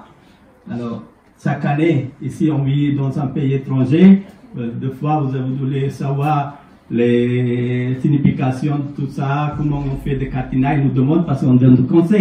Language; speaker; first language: French; non-native, fluent; Sinhala